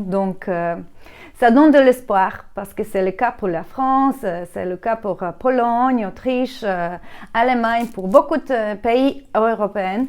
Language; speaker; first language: French; non-native, learner; Polish